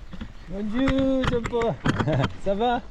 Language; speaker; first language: French; non-native, learner; Spanish